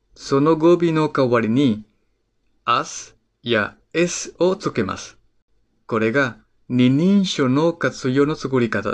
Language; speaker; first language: Japanese; non-native, fluent; Spanish